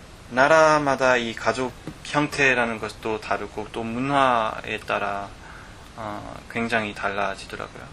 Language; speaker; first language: Korean; non-native, fluent; English